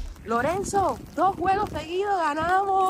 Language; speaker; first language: Spanish; native; Spanish